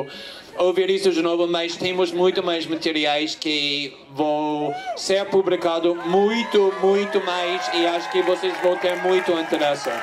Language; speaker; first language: Portuguese; non-native, fluent; English